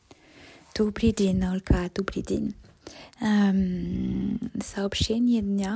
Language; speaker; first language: Russian; non-native, learner; French